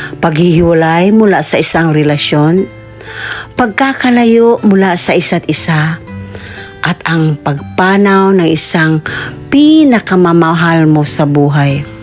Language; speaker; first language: Filipino; native; Filipino